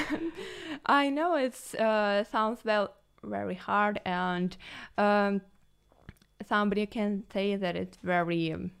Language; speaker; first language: English; non-native, learner; Ukrainian